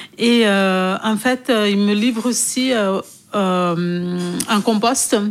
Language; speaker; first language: French; non-native, fluent; Portuguese